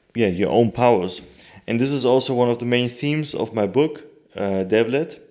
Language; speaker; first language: English; non-native, fluent; Turkish